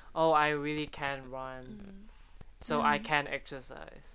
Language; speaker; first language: English; non-native, local second language; Chinese